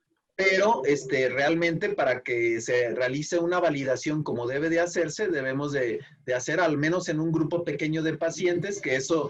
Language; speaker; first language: Spanish; native; Spanish